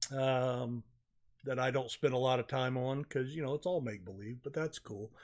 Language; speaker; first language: English; native; English